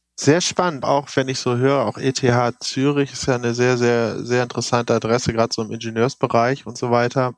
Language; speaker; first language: German; native; German